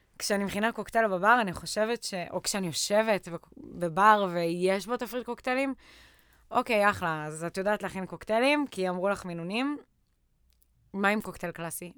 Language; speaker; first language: Hebrew; native; Hebrew